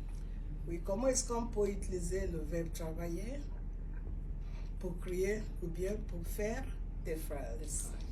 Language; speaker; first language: French; non-native, fluent; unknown